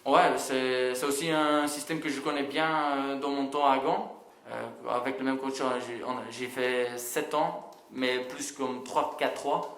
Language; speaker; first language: French; non-native, local second language; Dutch